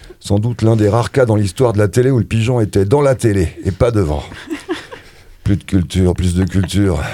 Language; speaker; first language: French; native; French